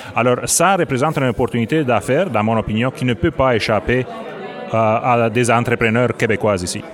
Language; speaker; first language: French; non-native, fluent; Romanian